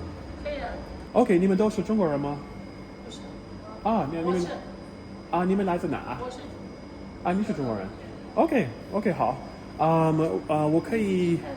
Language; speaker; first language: Chinese; non-native, learner; English